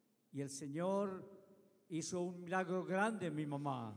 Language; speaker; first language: Spanish; native; Spanish